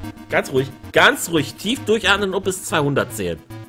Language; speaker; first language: German; native; German